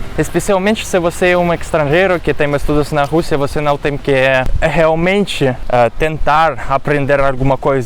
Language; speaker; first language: Portuguese; non-native, fluent; Russian